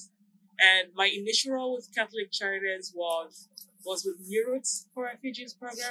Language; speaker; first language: English; non-native, local second language; Swahili